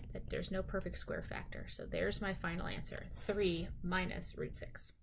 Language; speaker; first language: English; native; English